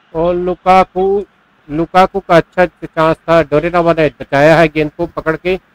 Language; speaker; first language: Hindi; native; Hindi